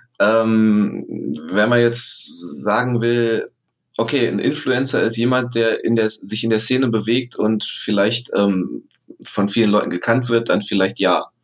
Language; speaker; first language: German; native; German